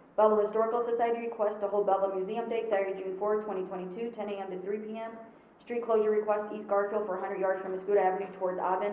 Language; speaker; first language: English; native; English